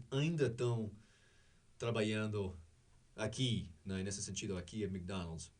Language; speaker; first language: Portuguese; non-native, fluent; English